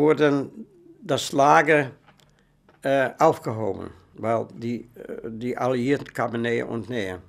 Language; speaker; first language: German; non-native, fluent; Dutch